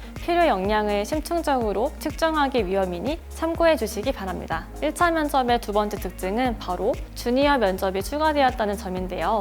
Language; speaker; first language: Korean; native; Korean